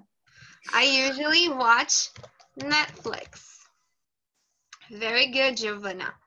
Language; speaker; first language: English; non-native, fluent; Portuguese